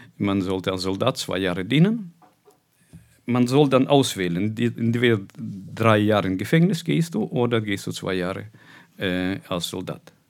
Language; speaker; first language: German; non-native, fluent; Russian